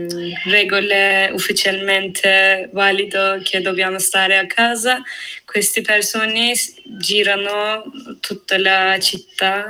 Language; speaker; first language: Italian; non-native, fluent; Turkish